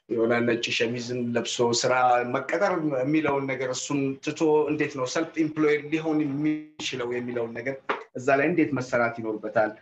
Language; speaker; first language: English; non-native, local second language; Amharic